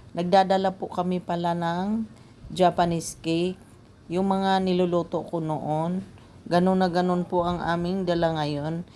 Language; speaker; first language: Filipino; non-native, local second language; Cebuano